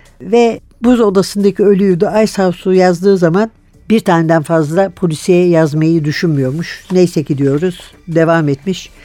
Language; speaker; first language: Turkish; native; Turkish